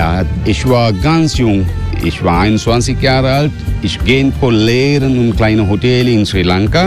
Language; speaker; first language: German; non-native, learner; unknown